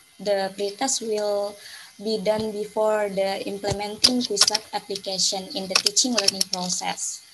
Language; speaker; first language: English; non-native, learner; Indonesian